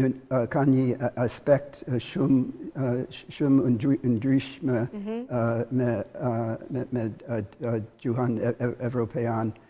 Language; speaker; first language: Albanian; non-native, learner; English